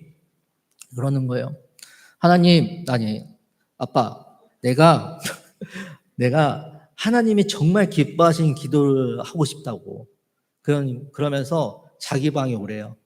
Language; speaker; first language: Korean; native; Korean